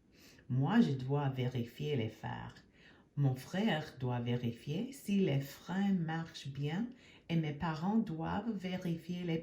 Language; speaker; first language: French; non-native, fluent; English